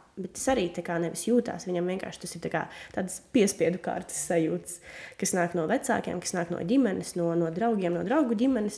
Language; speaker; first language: Latvian; non-native, local second language; Russian